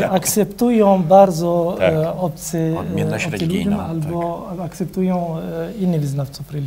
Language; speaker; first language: Polish; non-native, learner; Arabic